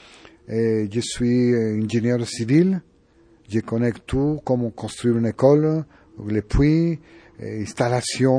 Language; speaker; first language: French; non-native, learner; Spanish